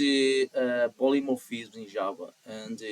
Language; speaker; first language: English; non-native, learner; Portuguese